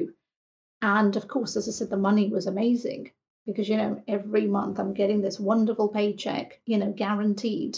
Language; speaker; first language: English; native; English